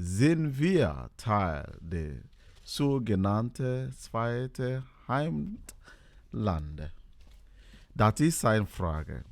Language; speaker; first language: German; non-native, learner; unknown